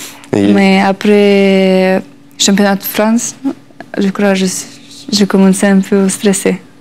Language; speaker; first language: French; non-native, learner; Russian